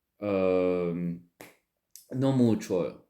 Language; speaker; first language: Korean; non-native, learner; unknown